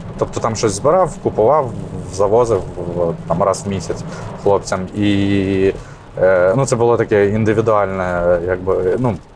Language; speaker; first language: Ukrainian; native; Ukrainian